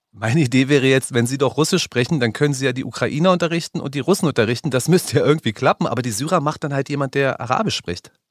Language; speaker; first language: German; native; German